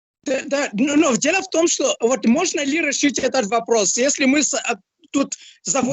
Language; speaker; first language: Russian; non-native, fluent; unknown